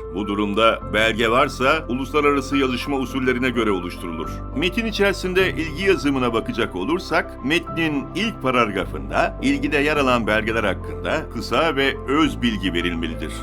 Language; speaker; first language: Turkish; native; Turkish